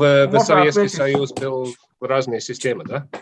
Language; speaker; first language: Russian; non-native, fluent; English